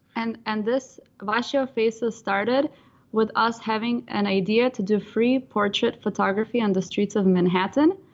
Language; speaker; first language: English; non-native, fluent; Russian